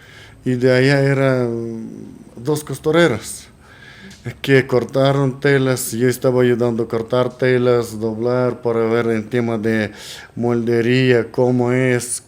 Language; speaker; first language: Spanish; non-native, learner; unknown